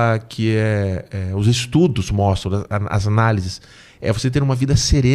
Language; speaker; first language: Portuguese; native; Portuguese